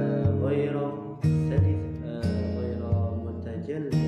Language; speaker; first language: Arabic; non-native, fluent; Indonesian